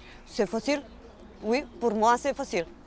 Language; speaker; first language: French; non-native, learner; Serbian